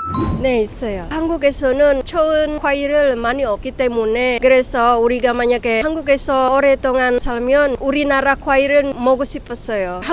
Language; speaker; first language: Korean; non-native, learner; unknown